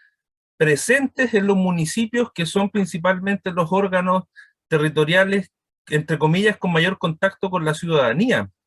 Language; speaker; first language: Spanish; native; Spanish